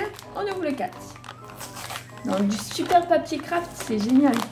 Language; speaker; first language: French; native; French